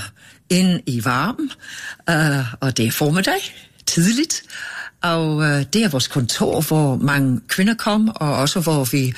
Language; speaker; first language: Danish; non-native, fluent; English